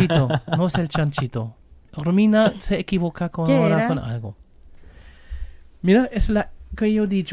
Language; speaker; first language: Spanish; non-native, fluent; German